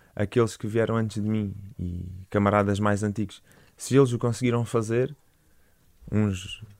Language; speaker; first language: Portuguese; native; Portuguese